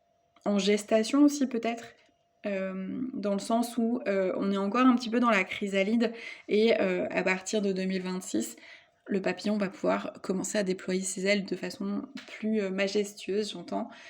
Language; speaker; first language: French; native; French